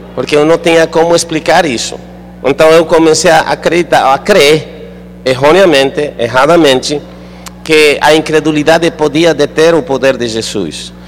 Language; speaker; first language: Portuguese; non-native, fluent; Spanish